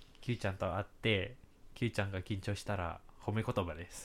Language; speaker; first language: Japanese; non-native, fluent; Chinese